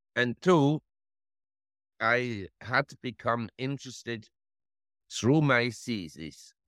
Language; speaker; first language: English; non-native, fluent; German